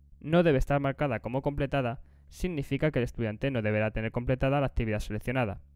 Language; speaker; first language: Spanish; native; Spanish